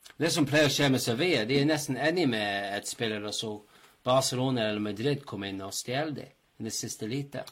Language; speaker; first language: Norwegian; non-native, fluent; English